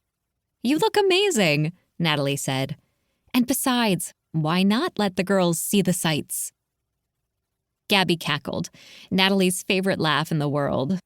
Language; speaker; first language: English; native; English